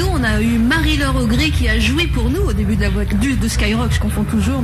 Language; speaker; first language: French; native; French